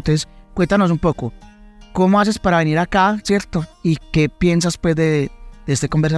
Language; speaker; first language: Spanish; native; Spanish